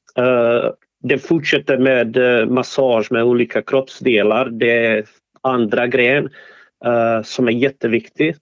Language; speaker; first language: Swedish; non-native, fluent; Bosnian